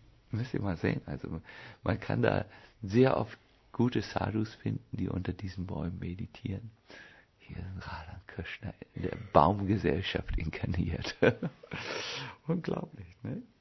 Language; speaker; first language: German; native; German